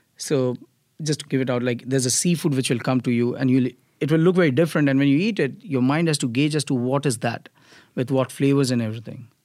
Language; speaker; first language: English; non-native, local second language; Gujarati